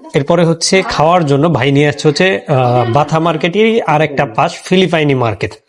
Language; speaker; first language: Bangla; native; Bangla